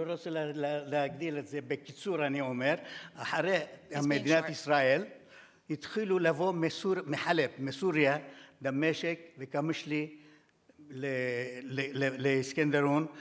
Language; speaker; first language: Hebrew; non-native, fluent; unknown